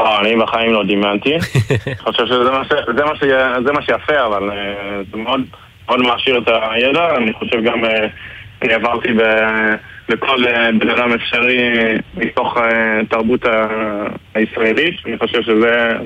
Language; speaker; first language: Hebrew; non-native, fluent; English